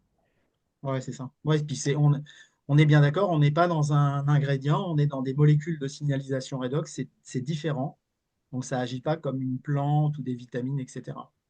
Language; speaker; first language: French; native; French